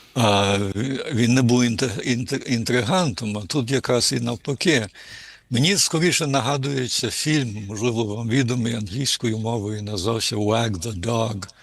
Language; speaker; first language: Ukrainian; early bilingual, heritage; Ukrainian